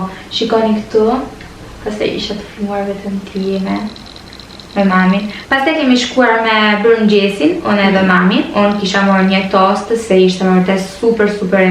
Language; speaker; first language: Albanian; early bilingual, heritage; Albanian